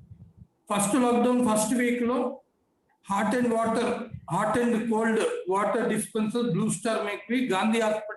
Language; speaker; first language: Telugu; native; Telugu